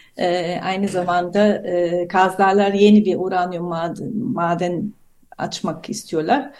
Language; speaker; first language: Turkish; non-native, fluent; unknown